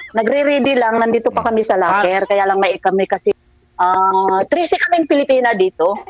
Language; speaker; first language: Filipino; non-native, local second language; Waray